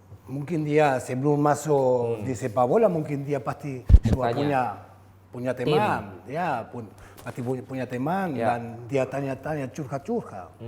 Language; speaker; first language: Indonesian; non-native, fluent; Spanish